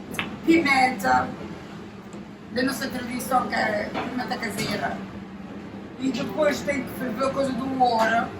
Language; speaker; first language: Portuguese; non-native, local second language; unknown